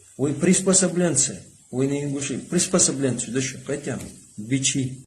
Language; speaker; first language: Russian; non-native, local second language; Ingush